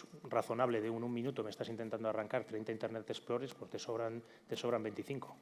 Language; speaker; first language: Spanish; native; Spanish